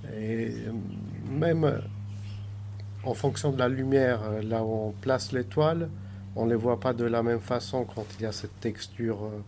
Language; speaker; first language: French; non-native, fluent; Greek